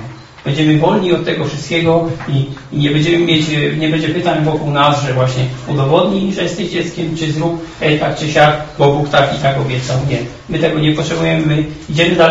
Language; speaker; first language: Polish; native; Polish